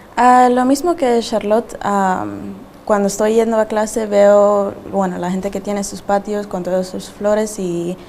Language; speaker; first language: Spanish; early bilingual, heritage; Spanish